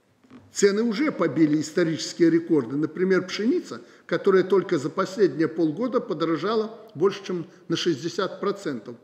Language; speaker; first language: Russian; native; Russian